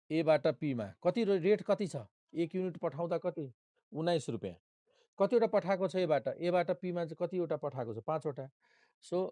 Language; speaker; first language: Nepali; non-native, local second language; Maithili